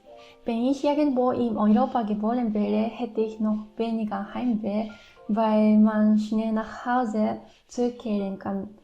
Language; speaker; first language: German; non-native, fluent; Japanese